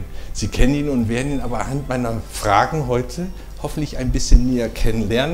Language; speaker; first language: German; native; German